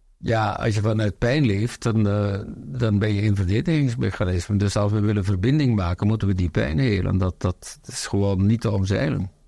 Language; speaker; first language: Dutch; native; Dutch